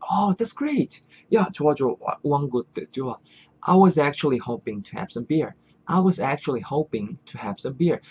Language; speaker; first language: English; non-native, fluent; Korean